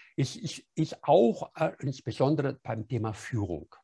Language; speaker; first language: German; non-native, fluent; Spanish